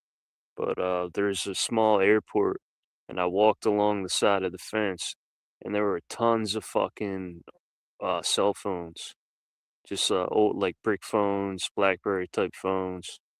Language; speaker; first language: English; native; English